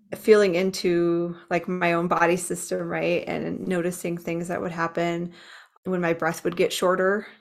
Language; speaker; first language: English; native; English